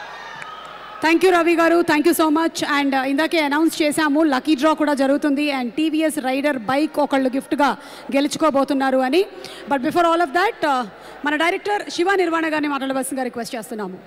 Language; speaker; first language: Telugu; native; Telugu